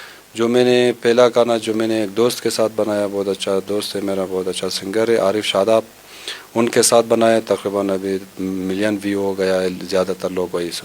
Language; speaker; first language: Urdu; non-native, local second language; Hazaragi